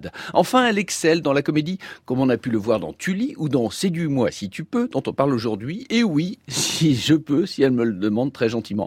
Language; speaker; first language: French; native; French